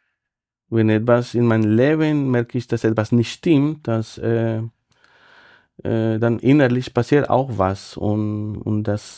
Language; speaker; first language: German; non-native, fluent; Spanish